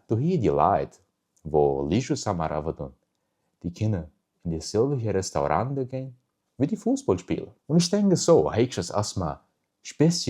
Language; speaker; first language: German; early bilingual, heritage; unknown